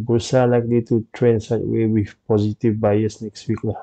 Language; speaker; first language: English; non-native, local second language; Malay